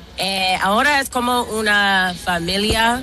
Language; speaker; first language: Spanish; non-native, learner; English